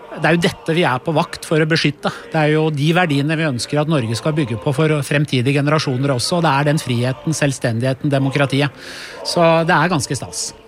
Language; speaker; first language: Norwegian; early bilingual, other home language; Persian